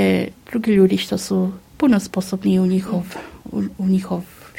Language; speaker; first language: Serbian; early bilingual, heritage; Serbian